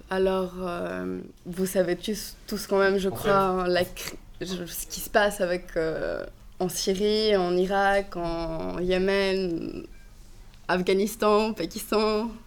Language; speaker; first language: French; non-native, fluent; Greek